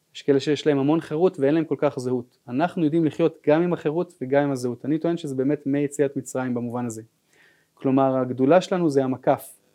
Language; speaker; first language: Hebrew; native; Hebrew